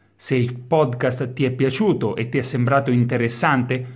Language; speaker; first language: Italian; native; Italian